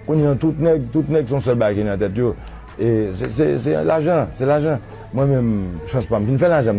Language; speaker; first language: Haitian Creole; native; Haitian Creole